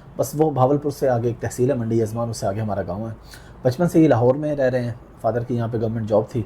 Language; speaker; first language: Urdu; non-native, local second language; Saraiki